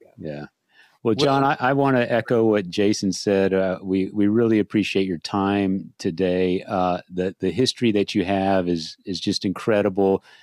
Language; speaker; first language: English; native; English